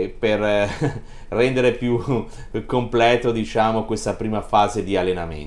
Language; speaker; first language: Italian; native; Italian